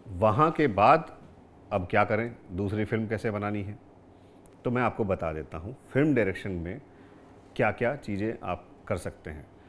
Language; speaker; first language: Hindi; native; Hindi